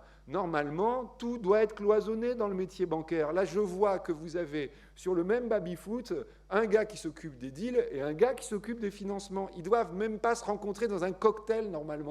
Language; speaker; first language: French; native; French